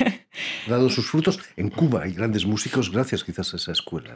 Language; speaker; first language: Spanish; native; Spanish